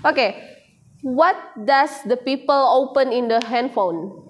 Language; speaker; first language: English; non-native, fluent; Indonesian